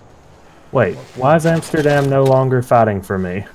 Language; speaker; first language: English; native; English